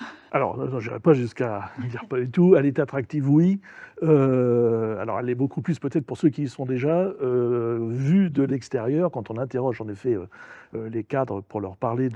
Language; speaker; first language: French; native; French